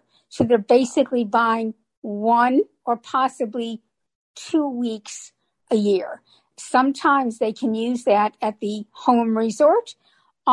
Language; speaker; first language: English; native; English